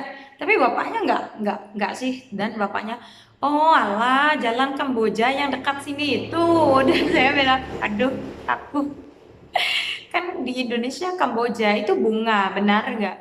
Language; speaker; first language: Indonesian; non-native, fluent; Khmer